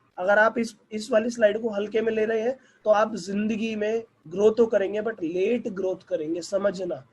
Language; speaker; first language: Hindi; native; Hindi